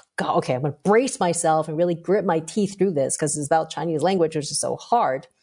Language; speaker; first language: English; early bilingual, other home language; Chinese